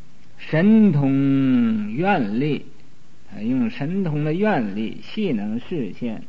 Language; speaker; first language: Chinese; native; Chinese